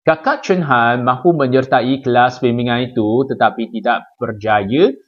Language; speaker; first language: Malay; non-native, local second language; Chinese